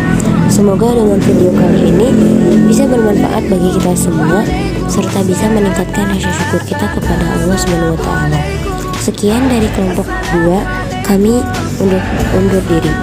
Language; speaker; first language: Indonesian; native; Indonesian